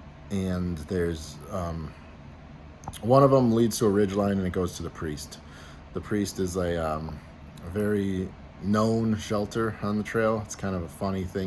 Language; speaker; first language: English; native; English